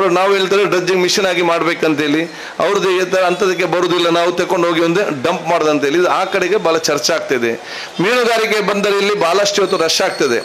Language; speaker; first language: Kannada; non-native, local second language; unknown